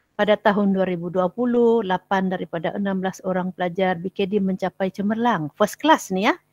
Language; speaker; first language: Malay; non-native, local second language; Central Dusun